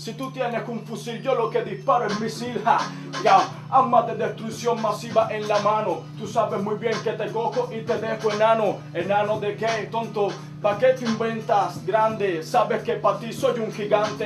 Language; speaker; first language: Spanish; native; Spanish